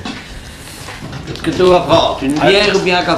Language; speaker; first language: French; native; French